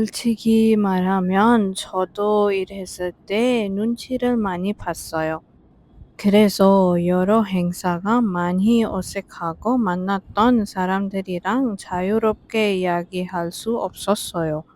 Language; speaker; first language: Korean; non-native, fluent; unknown